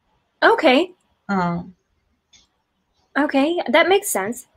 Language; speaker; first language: English; non-native, fluent; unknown